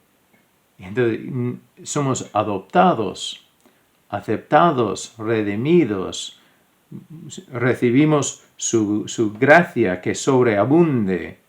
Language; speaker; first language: Spanish; non-native, fluent; English